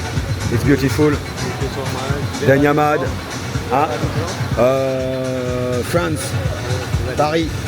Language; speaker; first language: English; non-native, learner; French